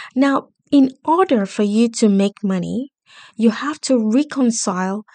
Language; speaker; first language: English; non-native, local second language; Yoruba